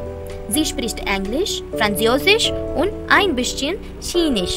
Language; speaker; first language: German; non-native, fluent; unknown